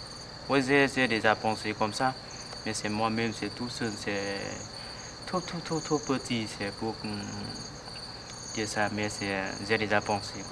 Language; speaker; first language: French; non-native, learner; Vietnamese